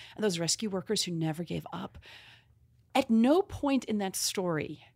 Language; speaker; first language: English; native; English